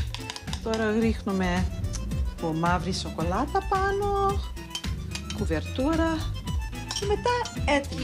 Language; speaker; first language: Greek; early bilingual, heritage; Greek